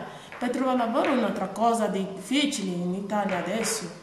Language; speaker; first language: Italian; non-native, learner; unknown